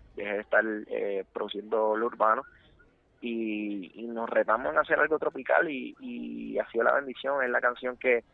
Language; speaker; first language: Spanish; native; Spanish